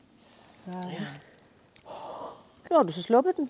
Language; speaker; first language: Danish; native; Danish